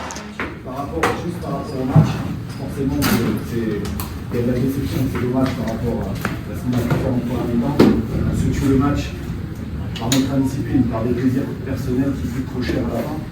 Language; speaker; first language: French; native; French